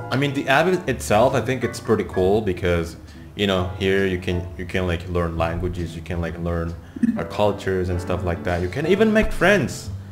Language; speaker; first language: English; non-native, fluent; Indonesian